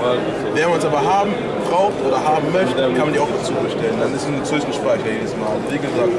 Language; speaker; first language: German; native; German